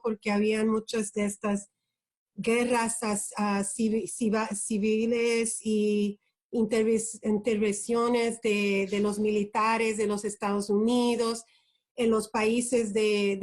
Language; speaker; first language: Spanish; early bilingual, heritage; Spanish